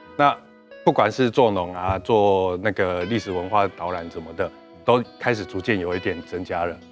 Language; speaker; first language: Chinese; native; Chinese